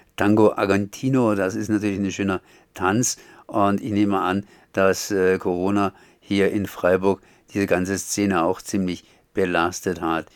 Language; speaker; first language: German; native; German